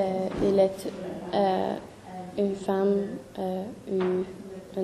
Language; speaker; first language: French; non-native, learner; English